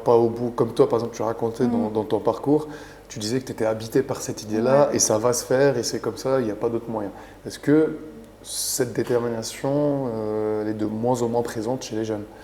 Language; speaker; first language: French; native; French